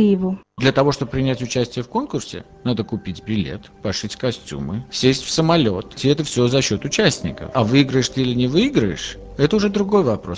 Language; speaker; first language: Russian; native; Russian